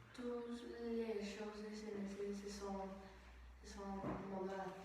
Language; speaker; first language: French; non-native, learner; Spanish